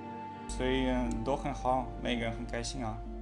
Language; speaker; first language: Chinese; non-native, learner; Russian